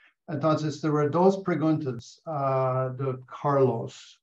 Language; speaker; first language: English; native; English